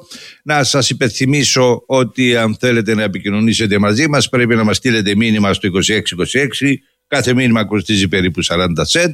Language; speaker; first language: Greek; native; Greek